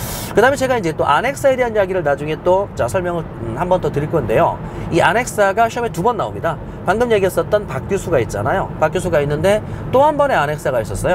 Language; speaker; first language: Korean; native; Korean